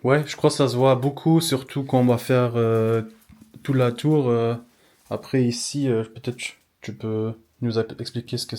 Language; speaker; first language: French; non-native, fluent; English